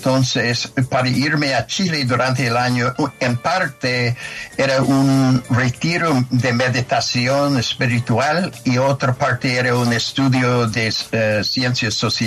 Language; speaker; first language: Spanish; non-native, fluent; English